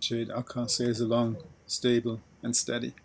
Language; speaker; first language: English; non-native, fluent; German